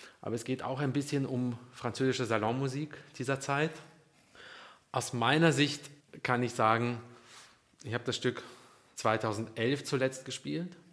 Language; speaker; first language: German; early bilingual, other home language; Russian